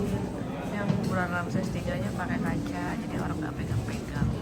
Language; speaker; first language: Indonesian; native; Indonesian